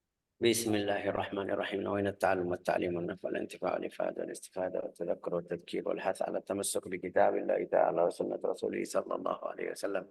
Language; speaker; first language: Arabic; native; Arabic